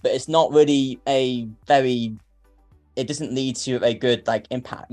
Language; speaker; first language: English; native; English